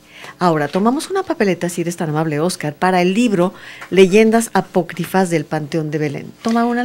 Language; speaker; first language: Spanish; native; Spanish